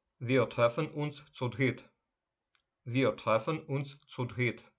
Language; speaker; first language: German; non-native, fluent; Ukrainian